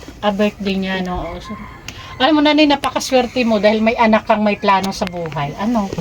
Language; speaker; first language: Filipino; native; Filipino